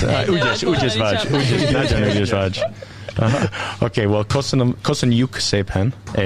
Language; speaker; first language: Hungarian; non-native, learner; English